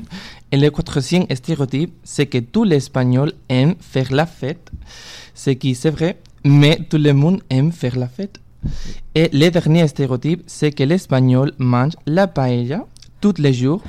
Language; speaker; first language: French; non-native, fluent; Spanish